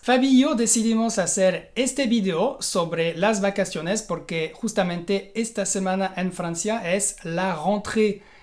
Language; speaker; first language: Spanish; non-native, fluent; French